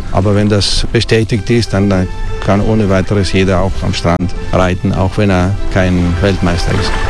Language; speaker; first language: German; non-native, fluent; Italian